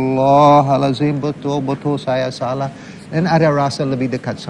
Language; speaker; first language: Indonesian; non-native, learner; English